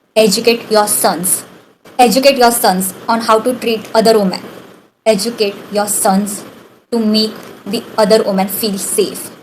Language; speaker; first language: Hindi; non-native, local second language; Bangla